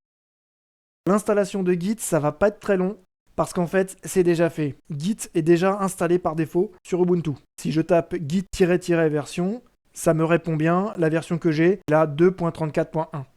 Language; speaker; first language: French; native; French